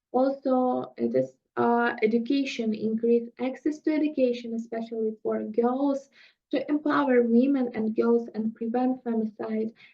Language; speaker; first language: English; non-native, fluent; Russian